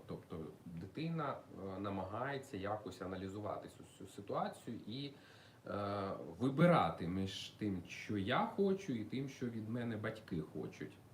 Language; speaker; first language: Ukrainian; non-native, local second language; Russian